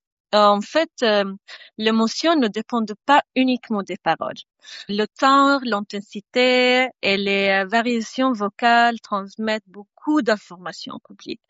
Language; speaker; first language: French; non-native, fluent; Arabic